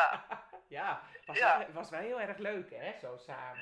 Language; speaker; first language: Dutch; native; Dutch